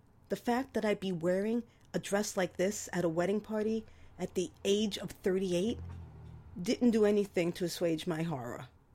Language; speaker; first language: English; native; English